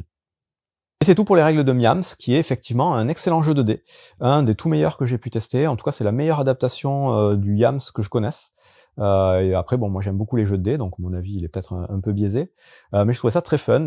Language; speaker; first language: French; native; French